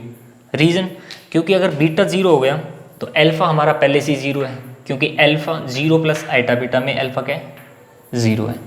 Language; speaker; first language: Hindi; native; Hindi